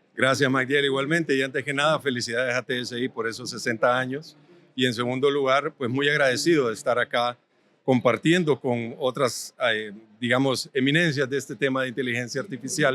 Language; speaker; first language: Spanish; native; Spanish